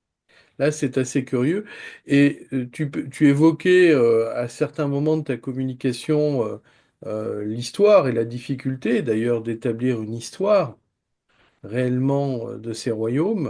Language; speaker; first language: French; native; French